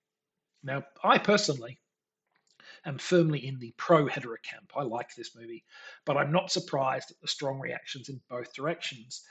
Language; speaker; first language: English; native; English